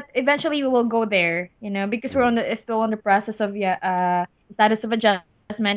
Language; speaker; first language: English; non-native, local second language; Cebuano